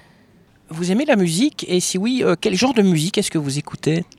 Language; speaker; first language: French; native; French